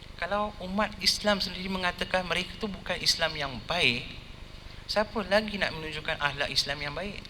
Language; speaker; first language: Malay; non-native, local second language; Tamil